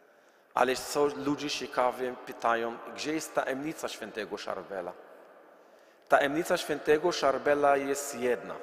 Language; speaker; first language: Polish; non-native, learner; Arabic